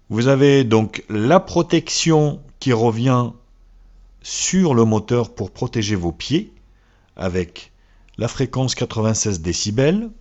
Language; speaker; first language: French; native; French